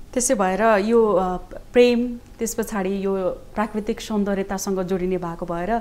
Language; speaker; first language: Nepali; native; Nepali